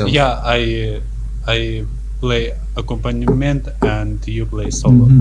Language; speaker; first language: English; non-native, learner; Russian